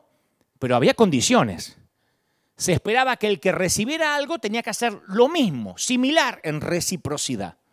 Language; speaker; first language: Spanish; native; Spanish